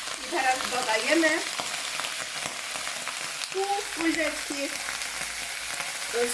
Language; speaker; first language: Polish; non-native, learner; Chinese